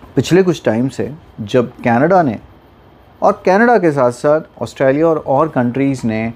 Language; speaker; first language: Hindi; native; Hindi